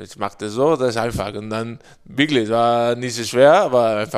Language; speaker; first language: German; non-native, learner; Spanish